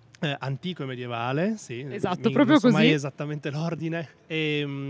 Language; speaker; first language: Italian; native; Italian